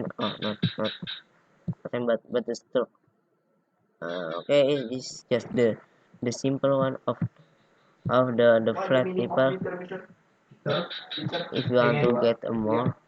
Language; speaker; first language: English; non-native, learner; Indonesian